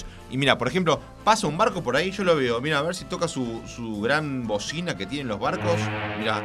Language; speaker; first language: Spanish; native; Spanish